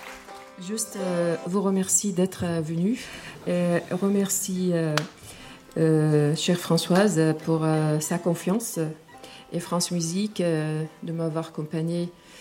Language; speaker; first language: French; non-native, fluent; Arabic